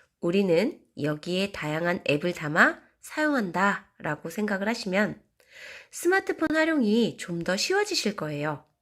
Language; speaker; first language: Korean; native; Korean